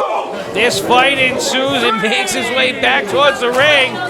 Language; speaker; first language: English; native; English